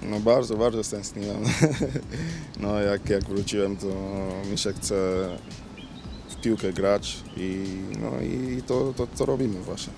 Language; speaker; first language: Polish; early bilingual, other home language; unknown